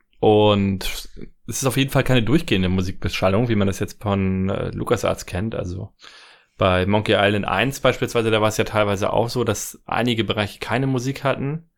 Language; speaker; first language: German; native; German